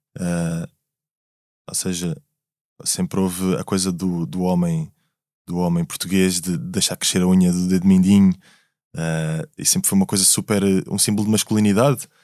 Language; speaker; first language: Portuguese; native; Portuguese